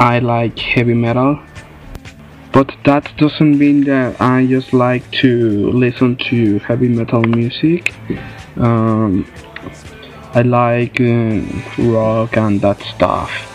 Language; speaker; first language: English; non-native, fluent; Spanish